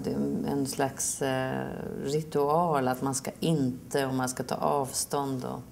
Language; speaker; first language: Swedish; native; Swedish